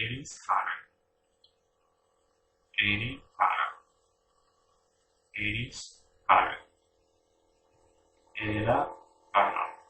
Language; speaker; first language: Portuguese; non-native, learner; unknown